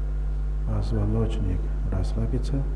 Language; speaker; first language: Russian; non-native, learner; Chinese